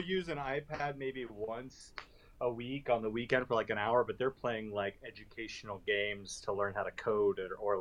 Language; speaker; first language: English; native; English